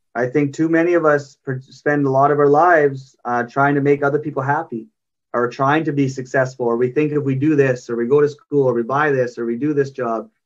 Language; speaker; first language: English; native; English